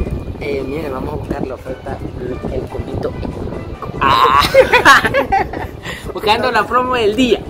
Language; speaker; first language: Spanish; native; Spanish